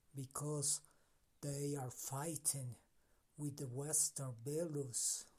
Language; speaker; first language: English; non-native, learner; Spanish